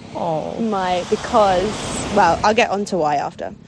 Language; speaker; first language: English; native; English